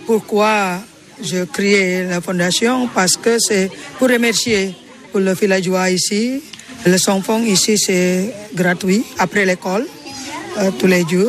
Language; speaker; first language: French; non-native, learner; Balinese